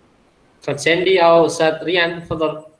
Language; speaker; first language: Arabic; non-native, fluent; Indonesian